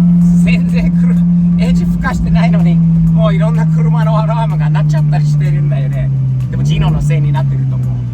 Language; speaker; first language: Japanese; non-native, fluent; English